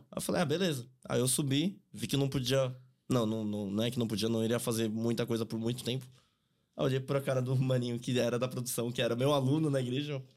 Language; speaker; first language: Portuguese; native; Portuguese